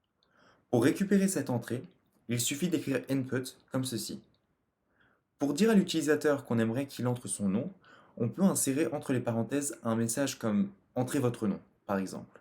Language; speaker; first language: French; native; French